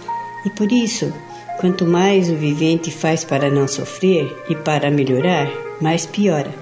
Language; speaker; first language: Portuguese; native; Portuguese